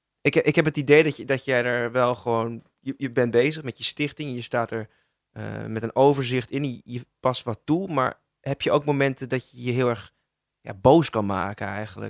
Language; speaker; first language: Dutch; native; Dutch